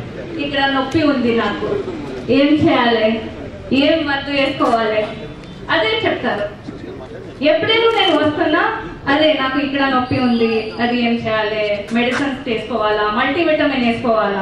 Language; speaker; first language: Telugu; non-native, learner; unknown